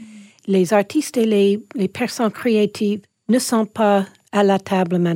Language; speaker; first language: French; non-native, local second language; English